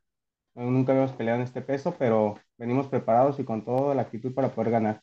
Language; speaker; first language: Spanish; native; Spanish